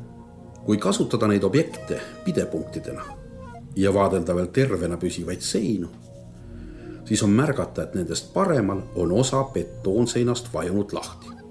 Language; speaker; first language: Estonian; native; Estonian